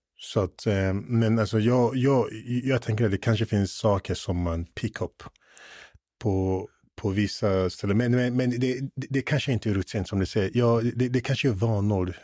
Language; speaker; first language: Swedish; non-native, fluent; English